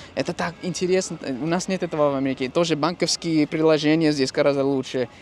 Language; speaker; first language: Russian; non-native, fluent; English